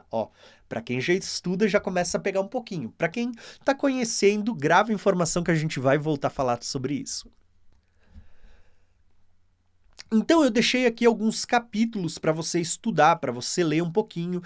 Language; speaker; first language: Portuguese; native; Portuguese